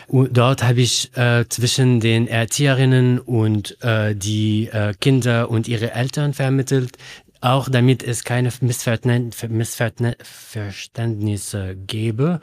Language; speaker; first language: German; non-native, learner; Arabic